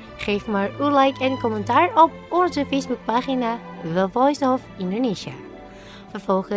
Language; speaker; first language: Dutch; non-native, fluent; Indonesian